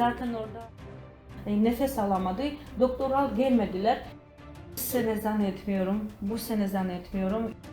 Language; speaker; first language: Turkish; non-native, learner; Georgian